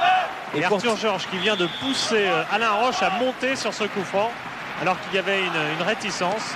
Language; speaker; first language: French; native; French